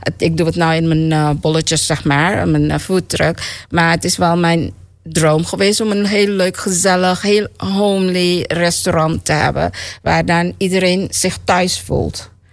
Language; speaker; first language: Dutch; native; Dutch